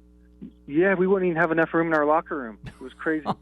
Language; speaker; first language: English; native; English